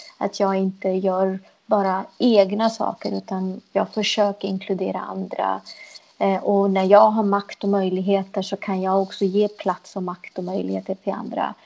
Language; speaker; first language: Swedish; early bilingual, other home language; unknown